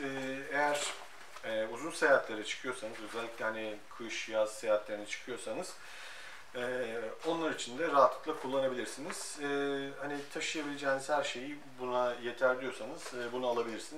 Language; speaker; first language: Turkish; native; Turkish